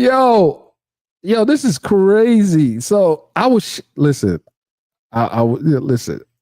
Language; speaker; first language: English; native; English